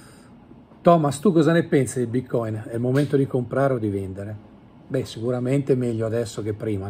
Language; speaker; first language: Italian; native; Italian